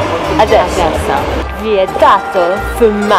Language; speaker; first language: Italian; non-native, learner; English